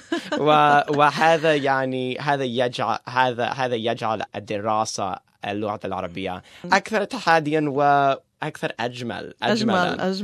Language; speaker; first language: Arabic; non-native, learner; English